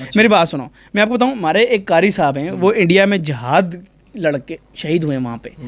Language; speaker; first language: Urdu; non-native, local second language; Punjabi